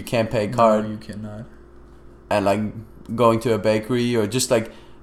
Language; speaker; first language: English; non-native, fluent; German